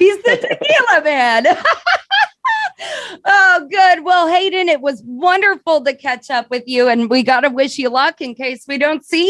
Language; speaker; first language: English; native; English